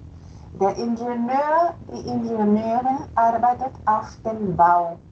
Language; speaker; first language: German; non-native, fluent; Spanish